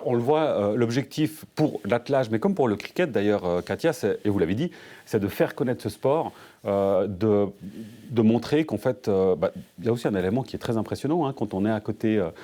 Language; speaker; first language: French; native; French